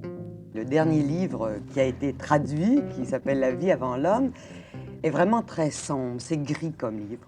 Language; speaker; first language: French; native; French